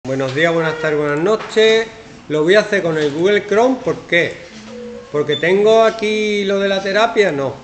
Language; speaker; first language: Spanish; native; Spanish